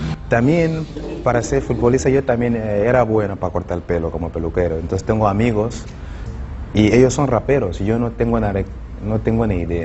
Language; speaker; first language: Spanish; non-native, fluent; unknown